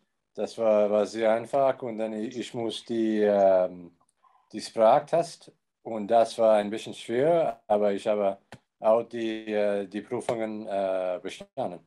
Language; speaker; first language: German; non-native, learner; English